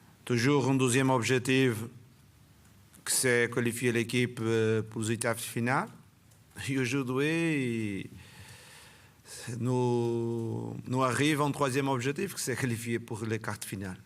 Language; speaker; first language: French; non-native, fluent; Portuguese